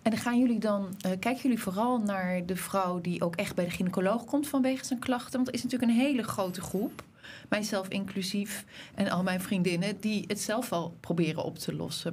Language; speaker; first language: Dutch; native; Dutch